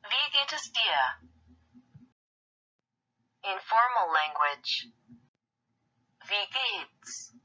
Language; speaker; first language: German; non-native, learner; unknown